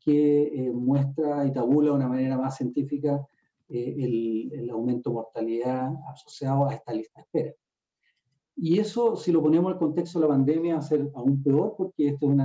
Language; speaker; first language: Spanish; native; Spanish